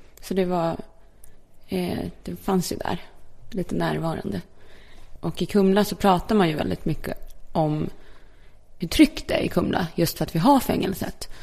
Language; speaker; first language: Swedish; early bilingual, other home language; Polish